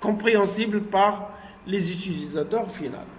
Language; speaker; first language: French; non-native, local second language; Arabic